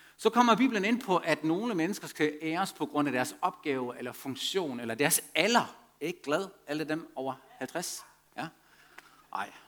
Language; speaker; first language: Danish; non-native, fluent; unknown